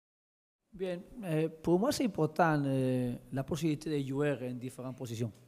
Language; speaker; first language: French; non-native, learner; Spanish